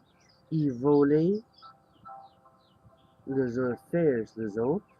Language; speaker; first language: French; non-native, learner; English